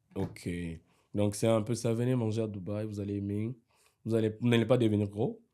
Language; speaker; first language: French; non-native, local second language; Lingala